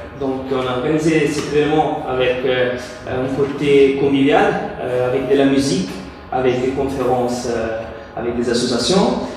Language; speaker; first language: French; non-native, fluent; Italian